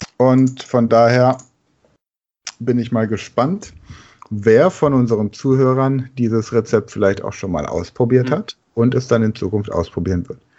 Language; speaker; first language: German; native; German